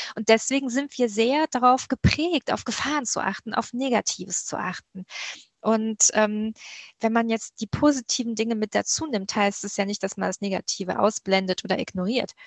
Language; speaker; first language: German; native; German